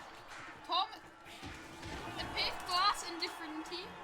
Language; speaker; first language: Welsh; non-native, local second language; English